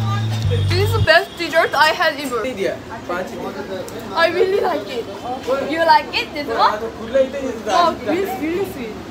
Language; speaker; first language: English; non-native, learner; Korean